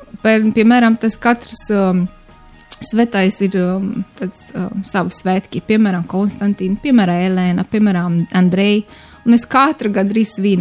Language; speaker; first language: Latvian; non-native, learner; Romanian